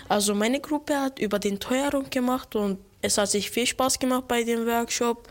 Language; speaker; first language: German; non-native, local second language; Turkish